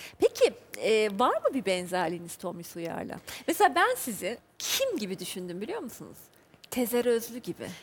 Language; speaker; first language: Turkish; native; Turkish